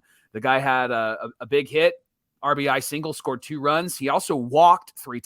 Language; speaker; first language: English; native; English